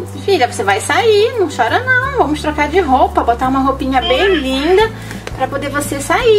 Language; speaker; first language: Portuguese; native; Portuguese